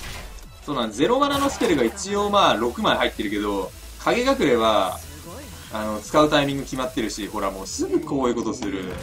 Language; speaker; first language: Japanese; native; Japanese